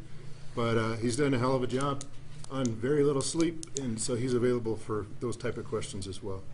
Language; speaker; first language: English; native; English